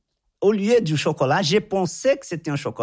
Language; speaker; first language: French; non-native, fluent; Portuguese